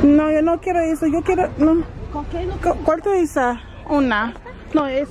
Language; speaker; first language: Spanish; non-native, learner; English